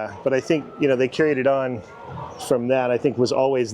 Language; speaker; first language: English; native; English